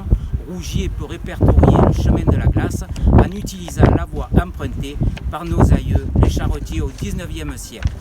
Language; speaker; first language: French; native; French